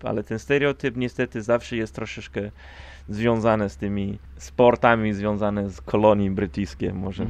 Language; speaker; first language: Polish; non-native, fluent; English